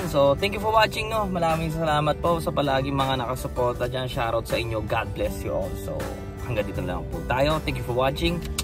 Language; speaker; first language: Filipino; native; Filipino